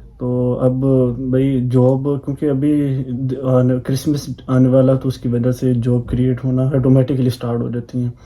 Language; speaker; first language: Urdu; non-native, local second language; Punjabi